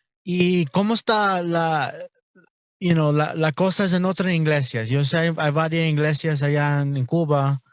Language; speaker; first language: Spanish; non-native, learner; English